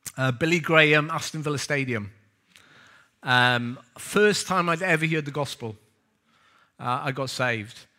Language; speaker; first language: English; native; English